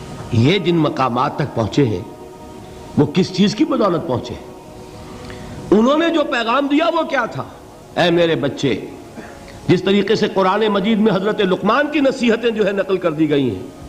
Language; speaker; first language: Urdu; native; Urdu